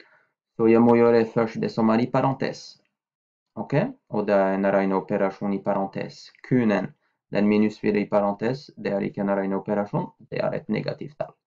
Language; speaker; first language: Norwegian; non-native, fluent; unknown